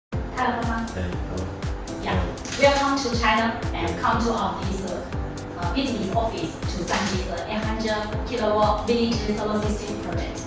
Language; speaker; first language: English; non-native, learner; Chinese